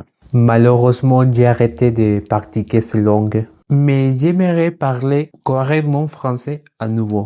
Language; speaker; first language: French; non-native, learner; Spanish